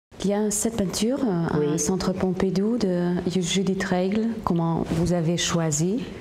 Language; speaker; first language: French; non-native, fluent; Hungarian